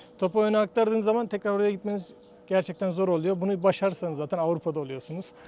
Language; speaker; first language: Turkish; native; Turkish